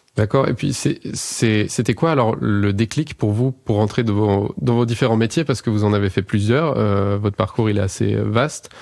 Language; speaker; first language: French; native; French